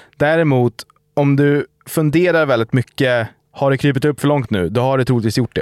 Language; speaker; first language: Swedish; native; Swedish